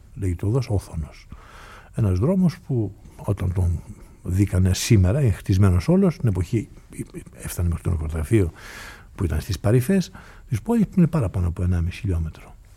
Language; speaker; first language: Greek; native; Greek